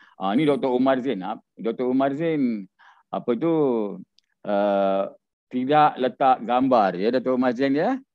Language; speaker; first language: Malay; native; Malay